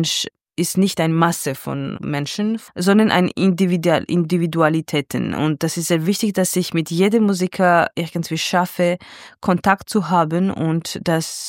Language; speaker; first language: German; non-native, fluent; Georgian